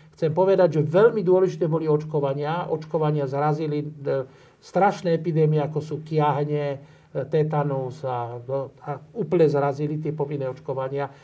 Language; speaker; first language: Slovak; native; Slovak